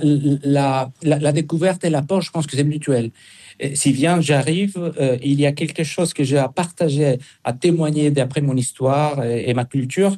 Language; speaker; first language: French; non-native, fluent; Spanish